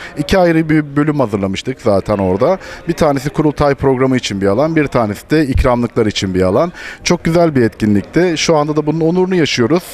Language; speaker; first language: Turkish; native; Turkish